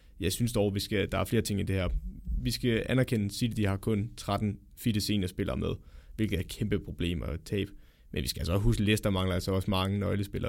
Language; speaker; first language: Danish; native; Danish